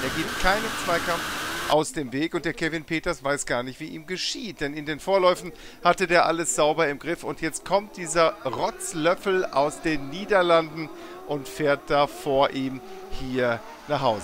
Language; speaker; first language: German; native; German